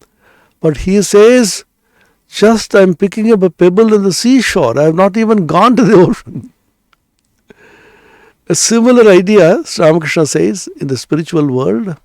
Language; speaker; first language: English; non-native, local second language; Bangla